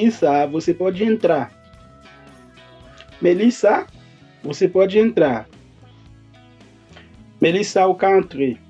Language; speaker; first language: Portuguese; non-native, fluent; Haitian Creole